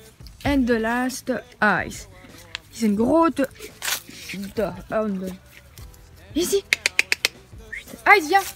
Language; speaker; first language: Dutch; non-native, learner; French